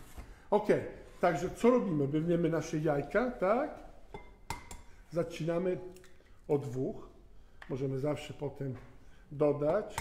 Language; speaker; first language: Polish; non-native, fluent; Italian